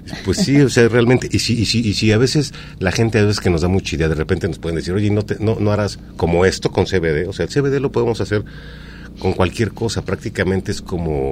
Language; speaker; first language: Spanish; native; Spanish